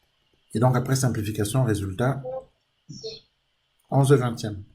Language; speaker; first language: French; native; French